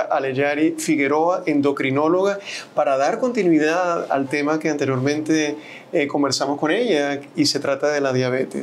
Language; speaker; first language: Spanish; native; Spanish